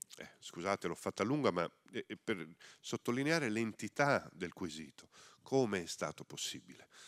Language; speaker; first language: Italian; native; Italian